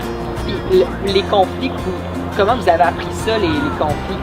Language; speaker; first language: French; native; French